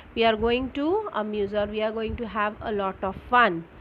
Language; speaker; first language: English; non-native, local second language; Marathi